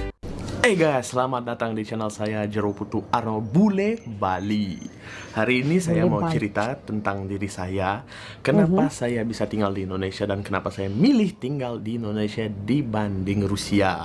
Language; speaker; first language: Indonesian; early bilingual, other home language; Russian